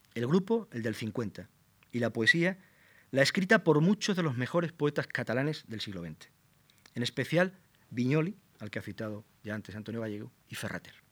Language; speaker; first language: Spanish; native; Spanish